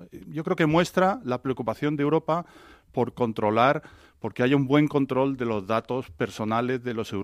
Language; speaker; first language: Spanish; native; Spanish